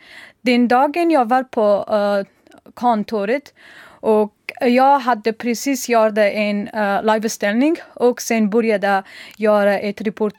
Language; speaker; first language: Swedish; non-native, learner; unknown